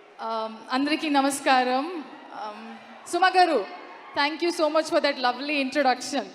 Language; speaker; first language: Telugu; non-native, learner; Tulu